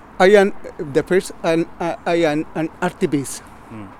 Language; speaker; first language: English; non-native, learner; Spanish